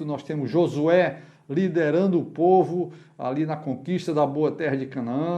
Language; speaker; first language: Portuguese; native; Portuguese